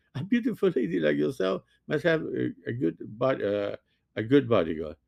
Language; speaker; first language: English; non-native, fluent; French